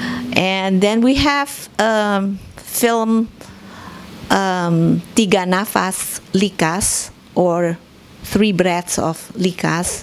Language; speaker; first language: English; non-native, fluent; Indonesian